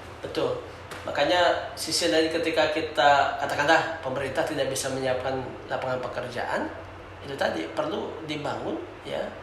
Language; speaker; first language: Indonesian; native; Indonesian